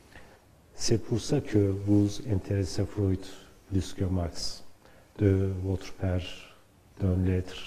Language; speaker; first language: French; non-native, learner; Turkish